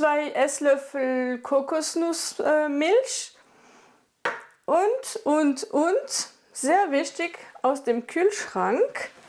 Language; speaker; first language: German; non-native, fluent; French